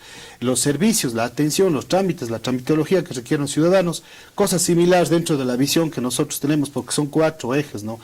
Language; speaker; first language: Spanish; native; Spanish